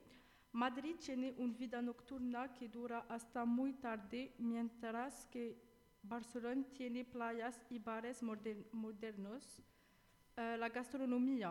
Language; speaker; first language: Spanish; non-native, learner; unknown